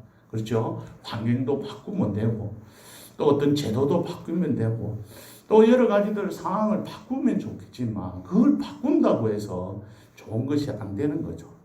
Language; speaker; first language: Korean; native; Korean